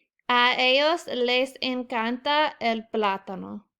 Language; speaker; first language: Spanish; non-native, fluent; English